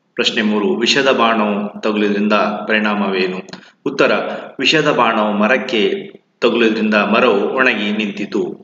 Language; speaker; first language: Kannada; native; Kannada